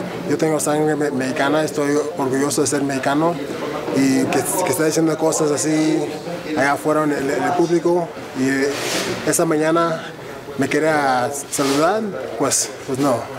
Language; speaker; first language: Spanish; early bilingual, heritage; Spanish